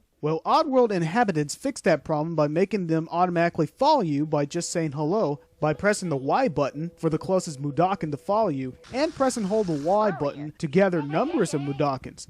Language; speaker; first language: English; non-native, fluent; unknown